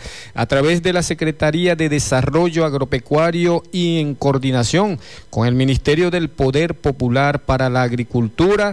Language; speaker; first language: Spanish; native; Spanish